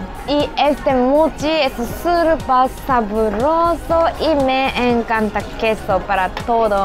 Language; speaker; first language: Spanish; non-native, learner; Japanese